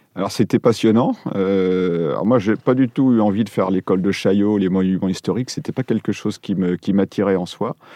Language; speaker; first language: French; native; French